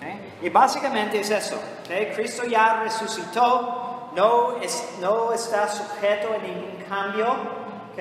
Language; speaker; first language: Spanish; non-native, fluent; English